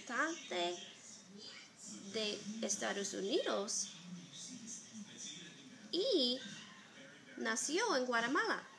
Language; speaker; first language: Spanish; non-native, learner; English